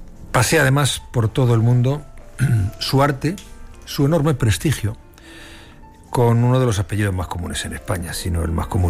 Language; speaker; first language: Spanish; native; Spanish